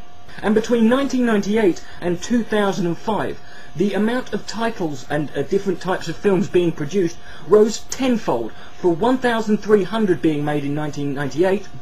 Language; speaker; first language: English; native; English